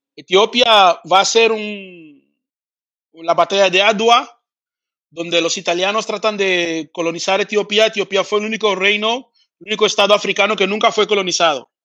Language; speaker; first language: Spanish; early bilingual, other home language; Fang